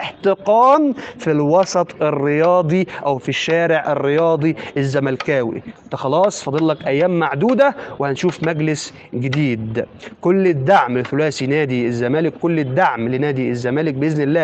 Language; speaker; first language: Arabic; native; Arabic